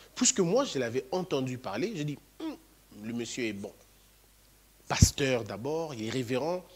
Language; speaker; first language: French; non-native, local second language; Lingala